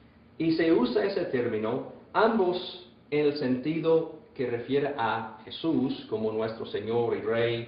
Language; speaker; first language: Spanish; non-native, fluent; English